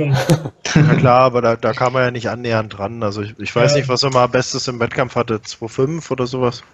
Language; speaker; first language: German; native; German